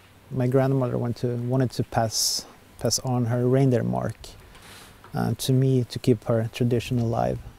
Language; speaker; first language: English; non-native, fluent; Swedish